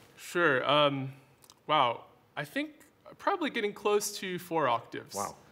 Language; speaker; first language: English; native; English